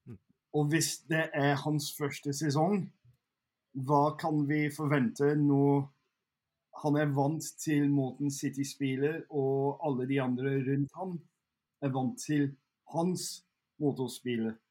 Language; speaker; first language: Norwegian; non-native, fluent; English